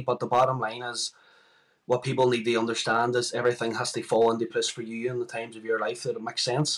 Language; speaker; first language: English; native; English